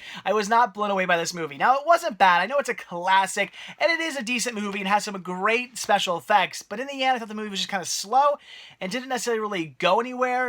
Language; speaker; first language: English; native; English